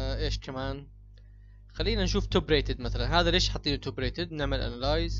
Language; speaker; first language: Arabic; native; Arabic